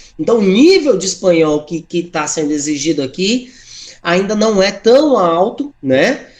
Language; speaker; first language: Portuguese; native; Portuguese